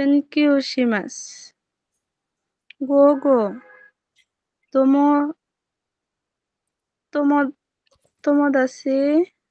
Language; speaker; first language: Japanese; non-native, learner; Bangla